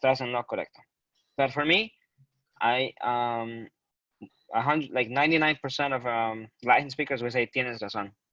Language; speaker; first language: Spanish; early bilingual, heritage; Spanish